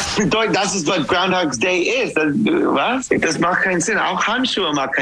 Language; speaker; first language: German; non-native, learner; English